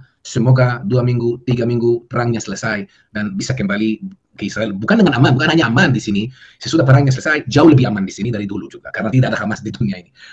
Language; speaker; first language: Indonesian; non-native, fluent; Hebrew